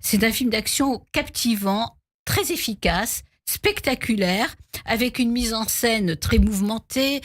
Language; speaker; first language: French; native; French